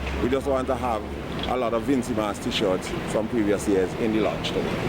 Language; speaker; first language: English; native; English